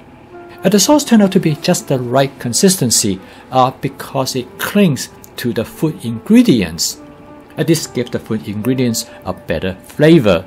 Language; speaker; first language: English; non-native, fluent; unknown